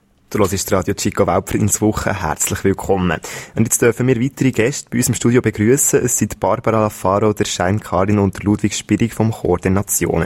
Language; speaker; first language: German; native; German